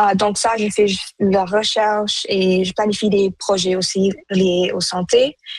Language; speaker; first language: French; non-native, local second language; Punjabi